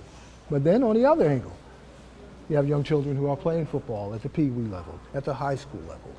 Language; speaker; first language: English; native; English